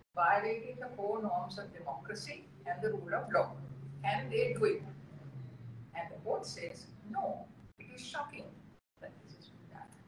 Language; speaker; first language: English; non-native, local second language; Sinhala